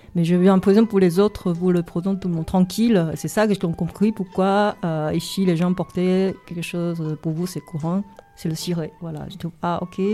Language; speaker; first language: French; non-native, fluent; Chinese